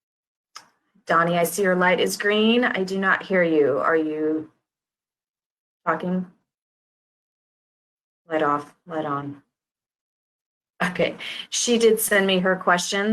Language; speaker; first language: English; native; English